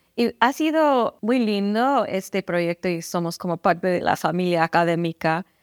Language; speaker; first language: Spanish; non-native, fluent; English